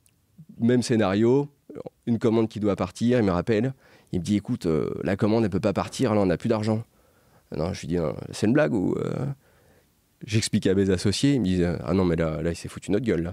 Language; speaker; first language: French; native; French